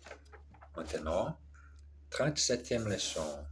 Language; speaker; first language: French; non-native, learner; Portuguese